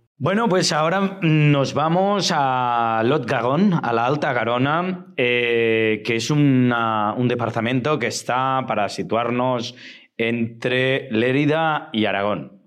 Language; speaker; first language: Spanish; native; Spanish